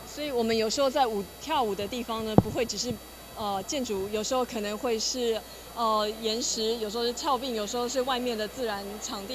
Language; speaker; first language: Chinese; native; Chinese